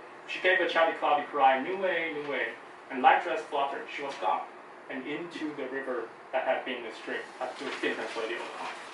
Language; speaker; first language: English; non-native, fluent; Chinese